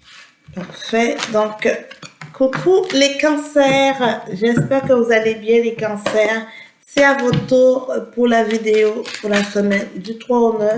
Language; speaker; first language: French; native; French